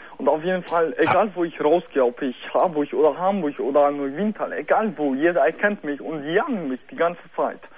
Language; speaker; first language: German; early bilingual, other home language; Polish